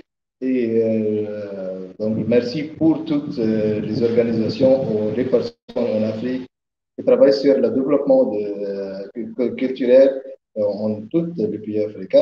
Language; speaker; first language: French; non-native, learner; Arabic